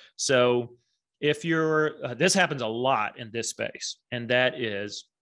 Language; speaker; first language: English; native; English